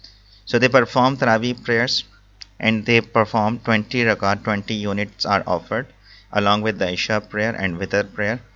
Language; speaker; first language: English; non-native, local second language; Urdu